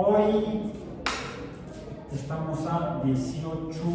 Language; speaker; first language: Spanish; native; Spanish